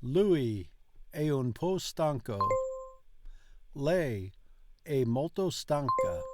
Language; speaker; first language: Italian; non-native, learner; English